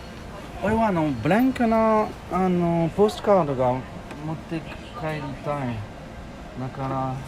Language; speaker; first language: Japanese; non-native, learner; French